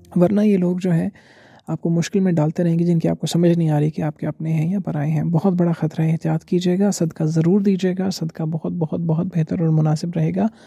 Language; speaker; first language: Urdu; native; Urdu